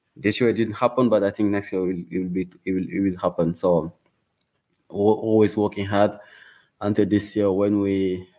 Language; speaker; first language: English; non-native, learner; Wolof